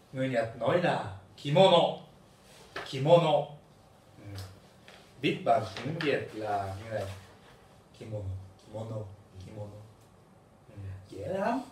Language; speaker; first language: Vietnamese; non-native, learner; Japanese